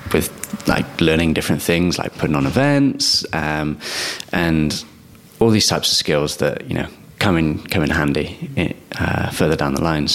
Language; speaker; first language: English; native; English